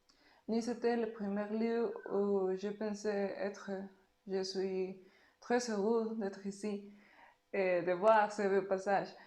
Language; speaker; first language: French; non-native, learner; Spanish